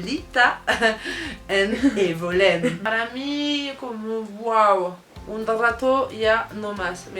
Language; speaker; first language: Spanish; non-native, fluent; French